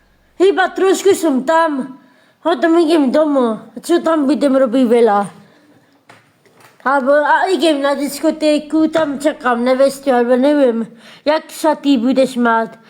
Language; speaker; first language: Slovak; non-native, local second language; Romany